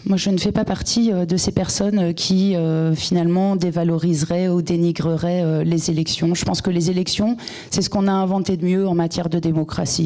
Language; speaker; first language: French; native; French